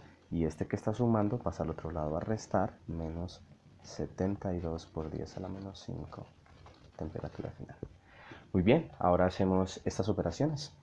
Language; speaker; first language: Spanish; native; Spanish